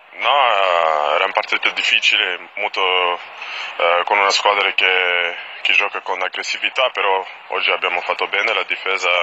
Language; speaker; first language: Italian; non-native, learner; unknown